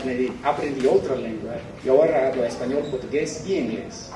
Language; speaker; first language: Spanish; non-native, fluent; English